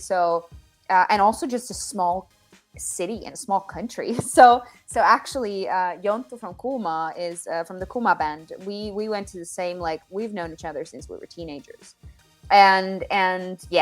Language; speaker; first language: English; non-native, fluent; Finnish